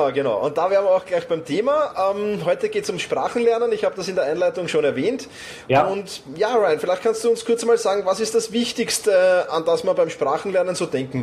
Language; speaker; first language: German; native; German